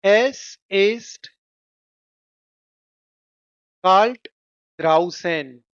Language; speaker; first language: German; non-native, fluent; Hindi